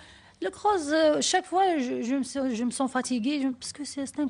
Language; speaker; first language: French; non-native, learner; Arabic